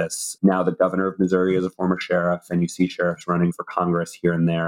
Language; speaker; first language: English; native; English